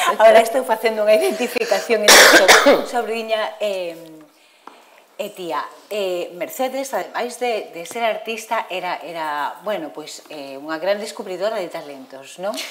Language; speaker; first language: Galician; non-native, local second language; Spanish